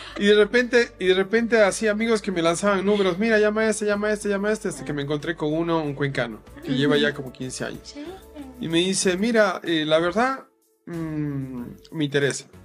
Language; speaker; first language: Spanish; native; Spanish